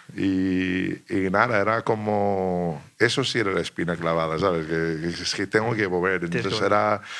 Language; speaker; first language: Spanish; non-native, fluent; English